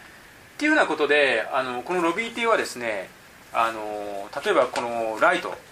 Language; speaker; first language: Japanese; native; Japanese